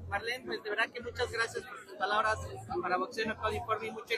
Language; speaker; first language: Spanish; native; Spanish